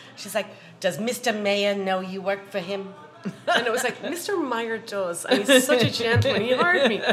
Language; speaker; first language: English; native; English